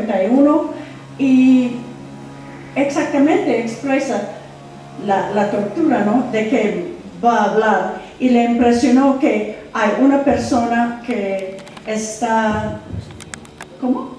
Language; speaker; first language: Spanish; non-native, fluent; English